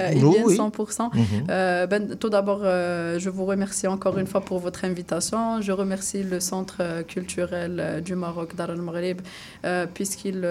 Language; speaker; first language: French; non-native, local second language; Arabic